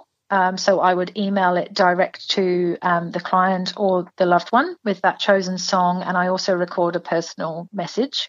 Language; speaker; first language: English; native; English